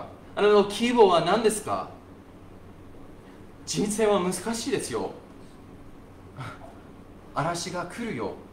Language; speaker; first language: Japanese; non-native, fluent; English